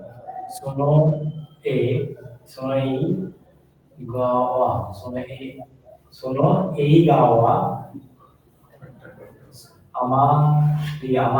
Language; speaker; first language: Japanese; non-native, learner; Bangla